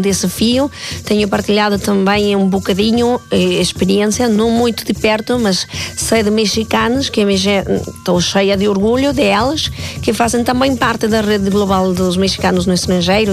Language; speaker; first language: Portuguese; non-native, fluent; Spanish